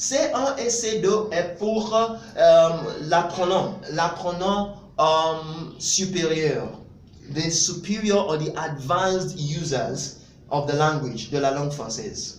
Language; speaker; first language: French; non-native, fluent; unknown